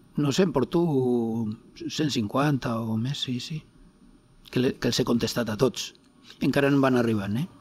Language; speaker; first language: Catalan; non-native, local second language; Spanish